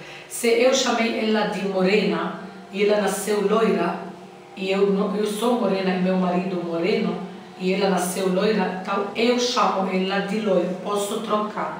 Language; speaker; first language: Portuguese; non-native, learner; Arabic